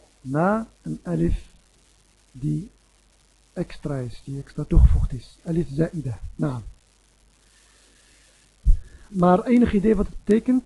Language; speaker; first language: Dutch; non-native, fluent; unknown